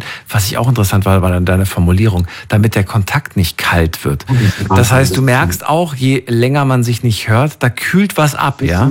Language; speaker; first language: German; native; German